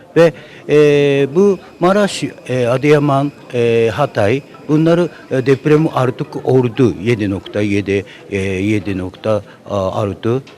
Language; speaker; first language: Turkish; non-native, learner; Japanese